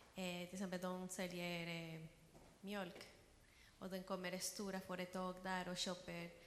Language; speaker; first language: Swedish; non-native, learner; Spanish